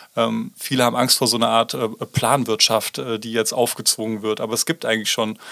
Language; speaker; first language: German; native; German